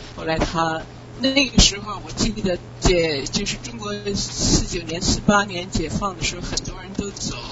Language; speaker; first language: Chinese; non-native, fluent; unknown